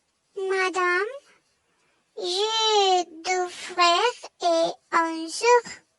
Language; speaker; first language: French; non-native, learner; Spanish